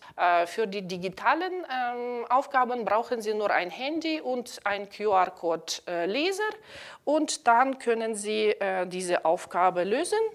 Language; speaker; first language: German; non-native, fluent; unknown